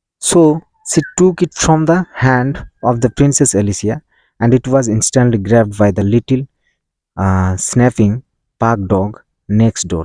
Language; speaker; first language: English; non-native, local second language; Bangla